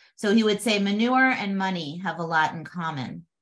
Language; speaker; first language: English; native; English